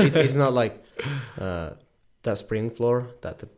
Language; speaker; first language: English; non-native, learner; Finnish